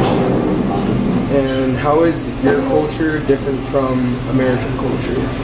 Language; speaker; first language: English; early bilingual, other home language; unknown